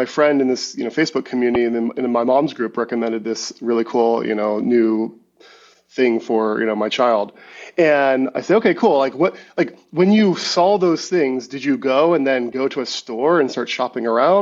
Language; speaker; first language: English; native; English